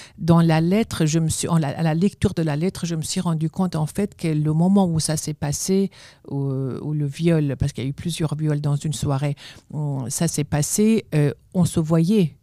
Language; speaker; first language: French; non-native, fluent; Persian